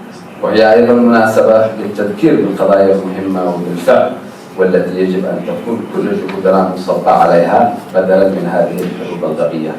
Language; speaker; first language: Arabic; native; Arabic